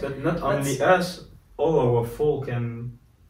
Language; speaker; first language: English; non-native, learner; French